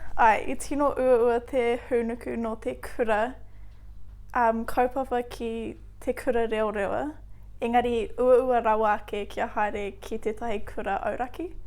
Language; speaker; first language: Māori; native; Māori